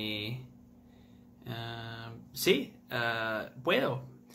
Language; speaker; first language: Spanish; non-native, learner; English